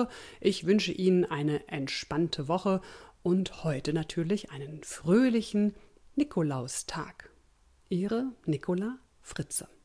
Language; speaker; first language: German; native; German